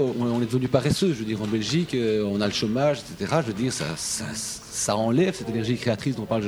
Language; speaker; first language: French; native; French